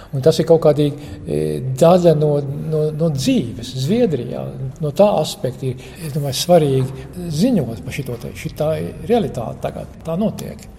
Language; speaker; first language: Latvian; early bilingual, heritage; Latvian